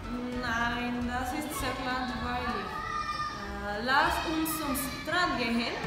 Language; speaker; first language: German; non-native, learner; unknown